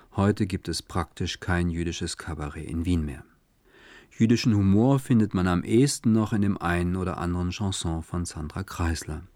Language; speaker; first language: German; native; German